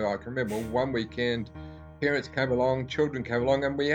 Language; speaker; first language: English; native; English